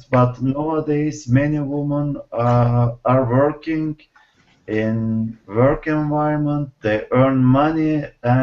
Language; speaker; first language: English; non-native, learner; Turkish